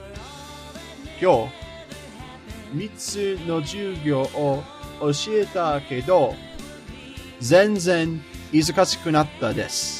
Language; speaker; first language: Japanese; non-native, learner; English